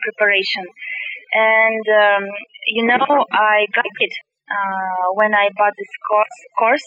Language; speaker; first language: English; non-native, fluent; Kazakh